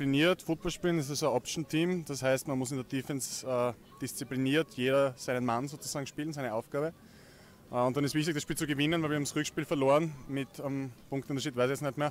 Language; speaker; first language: German; native; German